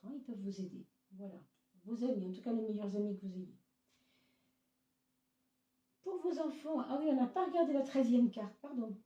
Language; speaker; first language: French; native; French